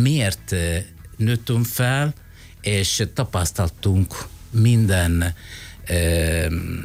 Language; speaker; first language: Hungarian; non-native, fluent; Italian